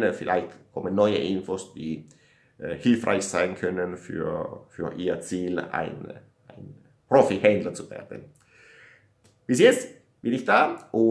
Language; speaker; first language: German; non-native, learner; Italian